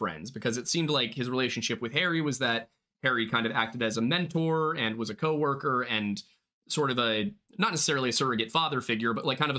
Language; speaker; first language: English; native; English